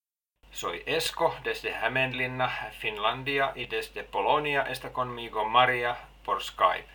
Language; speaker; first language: Spanish; non-native, learner; Finnish